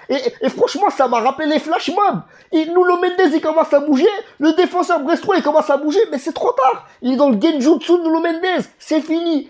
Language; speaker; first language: French; native; French